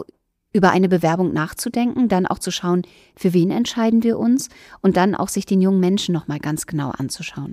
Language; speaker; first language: German; native; German